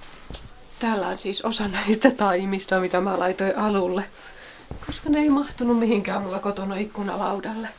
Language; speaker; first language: Finnish; native; Finnish